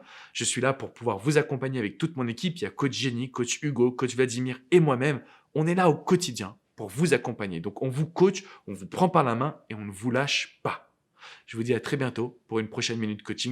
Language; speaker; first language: French; native; French